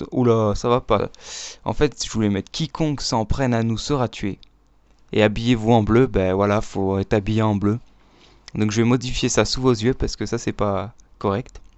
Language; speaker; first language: French; native; French